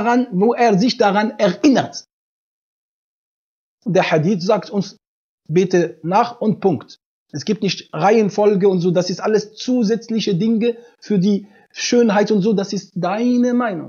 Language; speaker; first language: German; non-native, fluent; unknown